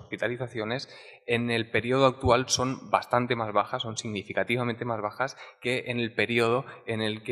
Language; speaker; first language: Spanish; native; Spanish